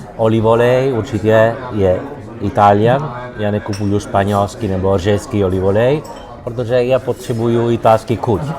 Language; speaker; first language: Czech; non-native, learner; Italian